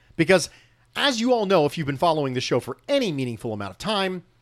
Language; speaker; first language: English; native; English